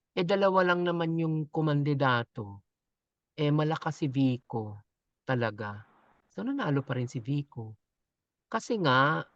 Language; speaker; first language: Filipino; native; Filipino